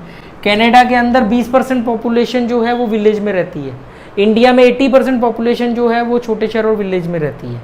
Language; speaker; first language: Hindi; native; Hindi